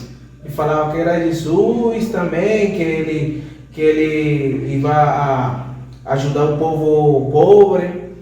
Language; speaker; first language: Portuguese; non-native, fluent; Spanish